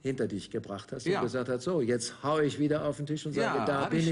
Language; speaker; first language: German; native; German